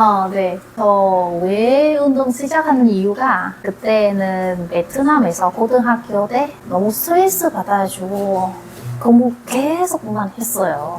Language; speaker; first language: Korean; non-native, learner; Vietnamese